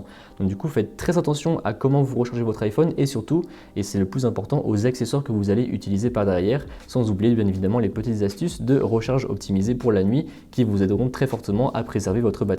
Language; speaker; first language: French; native; French